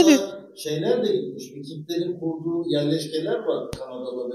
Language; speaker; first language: Turkish; native; Turkish